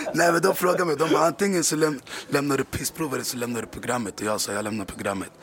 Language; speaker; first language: Swedish; native; Swedish